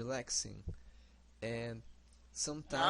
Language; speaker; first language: English; non-native, learner; Portuguese